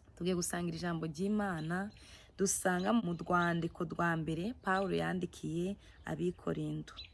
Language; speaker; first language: Kinyarwanda; native; Kinyarwanda